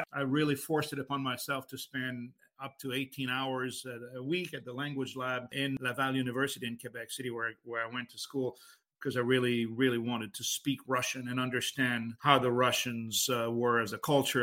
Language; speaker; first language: English; non-native, fluent; French